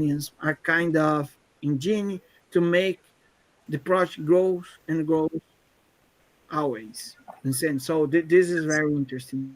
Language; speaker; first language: English; non-native, fluent; Portuguese